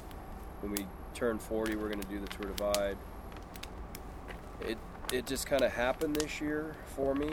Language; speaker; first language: English; native; English